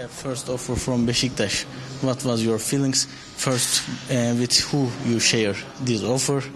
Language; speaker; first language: English; non-native, learner; Turkish